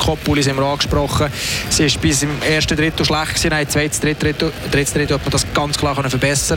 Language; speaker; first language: German; native; German